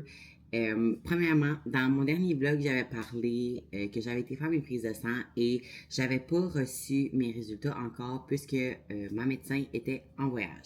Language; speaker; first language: French; native; French